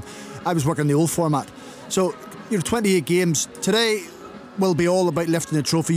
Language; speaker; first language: English; native; English